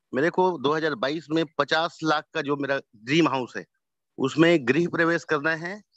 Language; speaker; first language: Hindi; native; Hindi